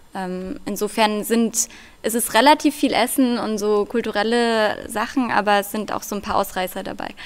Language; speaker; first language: German; early bilingual, other home language; Russian